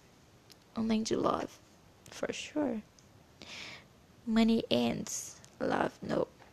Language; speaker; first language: English; non-native, learner; Portuguese